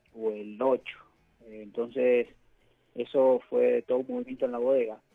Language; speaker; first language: Spanish; native; Spanish